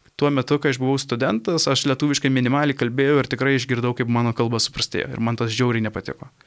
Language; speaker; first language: Lithuanian; early bilingual, heritage; Lithuanian